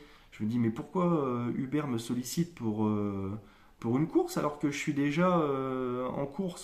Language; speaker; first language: French; native; French